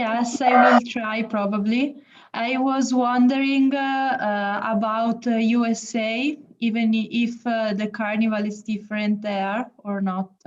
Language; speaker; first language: English; non-native, learner; Italian